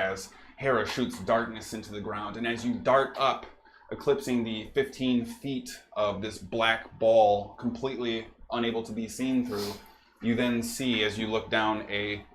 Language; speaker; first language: English; native; English